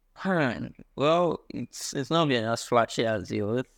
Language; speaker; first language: English; non-native, local second language; Ibibio